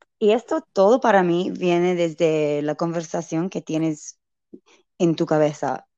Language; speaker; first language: Spanish; non-native, learner; English